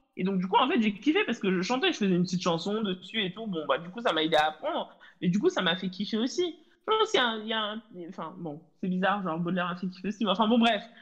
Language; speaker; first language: French; native; French